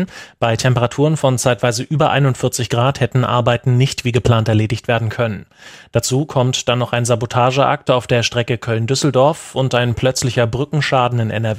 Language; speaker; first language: German; native; German